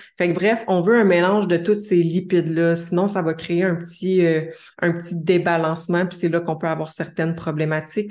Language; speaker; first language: French; native; French